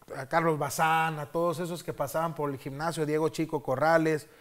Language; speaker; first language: Spanish; early bilingual, heritage; Spanish